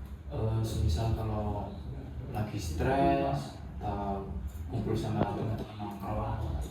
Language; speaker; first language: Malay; non-native, fluent; Indonesian